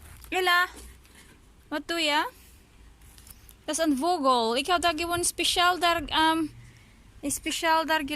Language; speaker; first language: Dutch; non-native, learner; Filipino